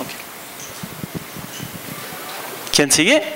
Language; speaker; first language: Spanish; non-native, fluent; French